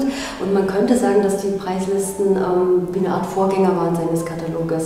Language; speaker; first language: German; native; German